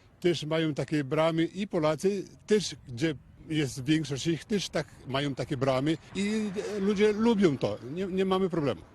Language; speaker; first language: Polish; early bilingual, heritage; Polish